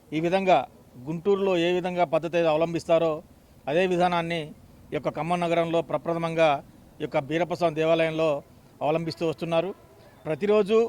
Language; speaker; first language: Telugu; native; Telugu